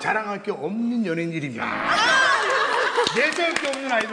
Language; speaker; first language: Korean; native; Korean